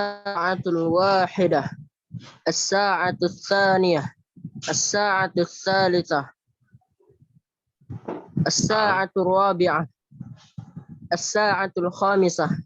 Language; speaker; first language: Arabic; non-native, learner; Indonesian